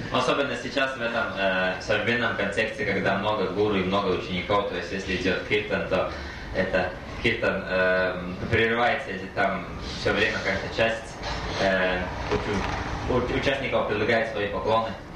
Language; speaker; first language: Russian; native; Russian